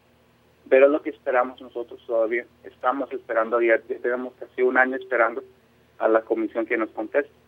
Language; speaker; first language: Spanish; non-native, local second language; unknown